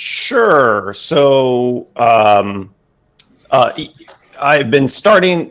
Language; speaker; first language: English; native; English